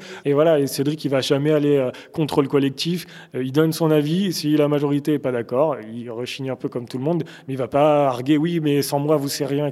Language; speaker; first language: French; native; French